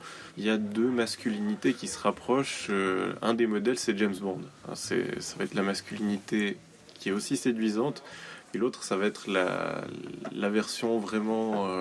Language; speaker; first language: French; native; French